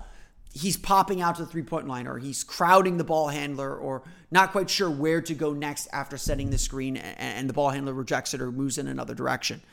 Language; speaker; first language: English; native; English